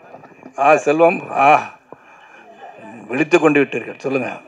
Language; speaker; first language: Tamil; native; Tamil